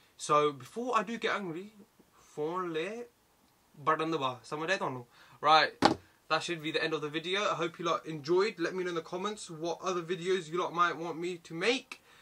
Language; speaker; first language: English; early bilingual, other home language; Hindi